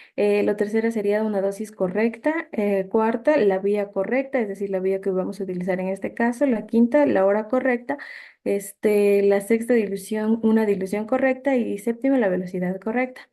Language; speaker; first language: Spanish; native; Spanish